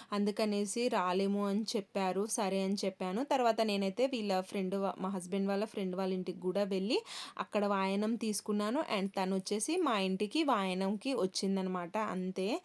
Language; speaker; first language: Telugu; non-native, local second language; Kannada